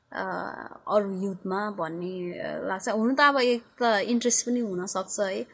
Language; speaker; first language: Nepali; early bilingual, heritage; Nepali